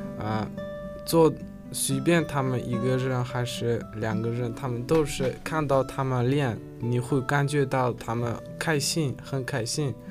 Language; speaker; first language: Chinese; non-native, learner; Uzbek